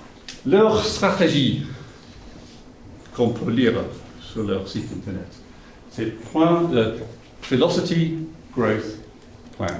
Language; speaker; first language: French; non-native, fluent; English